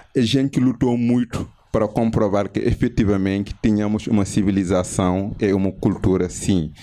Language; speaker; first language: Portuguese; non-native, fluent; Wolof